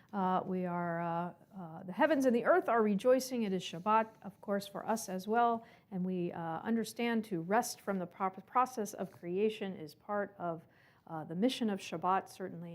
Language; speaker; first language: English; native; English